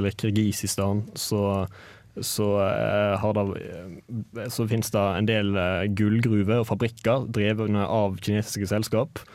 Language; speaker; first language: Norwegian; native; Norwegian